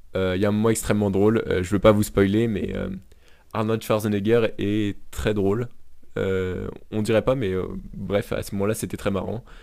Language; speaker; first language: French; native; French